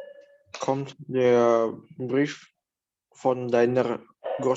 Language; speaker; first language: German; non-native, learner; Indonesian